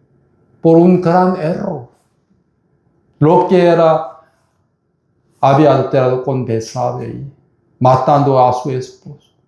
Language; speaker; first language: Spanish; non-native, fluent; Korean